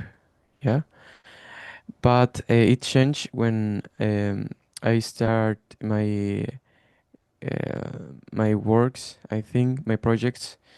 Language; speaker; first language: English; non-native, learner; Spanish